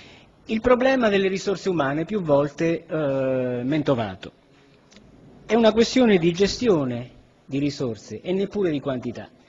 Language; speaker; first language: Italian; native; Italian